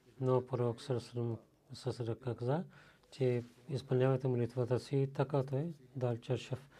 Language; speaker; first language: Bulgarian; non-native, learner; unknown